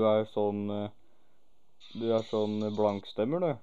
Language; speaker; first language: Norwegian; native; Norwegian